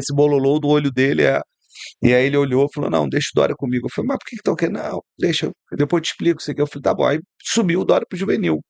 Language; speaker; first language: Portuguese; native; Portuguese